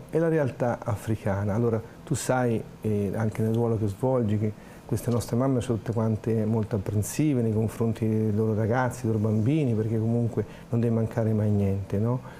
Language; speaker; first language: Italian; native; Italian